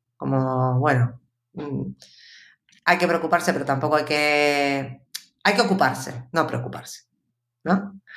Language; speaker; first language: Spanish; native; Spanish